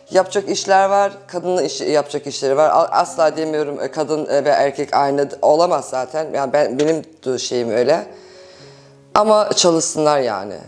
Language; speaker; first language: Turkish; early bilingual, heritage; Turkish